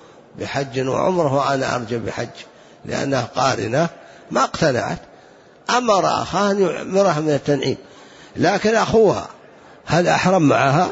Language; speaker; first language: Arabic; native; Arabic